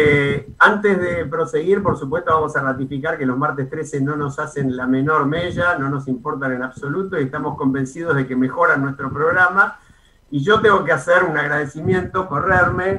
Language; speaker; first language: Spanish; native; Spanish